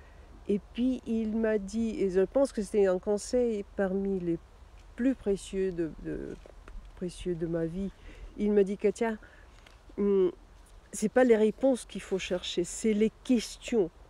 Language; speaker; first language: French; non-native, fluent; Russian